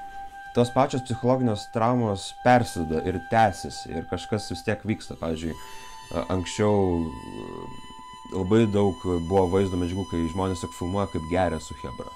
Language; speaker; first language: Lithuanian; native; Lithuanian